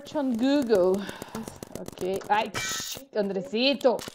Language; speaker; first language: English; non-native, learner; Portuguese